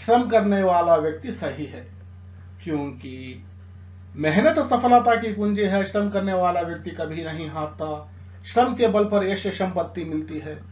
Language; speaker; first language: Hindi; non-native, local second language; Telugu